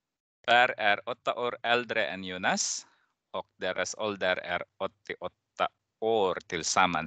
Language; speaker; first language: Swedish; non-native, fluent; Persian